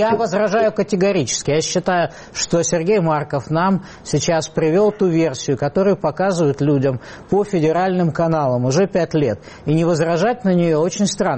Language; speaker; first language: Russian; native; Russian